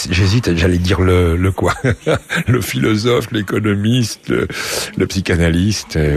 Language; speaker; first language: French; native; French